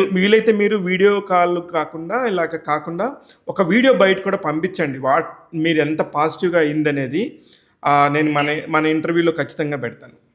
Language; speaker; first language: Telugu; native; Telugu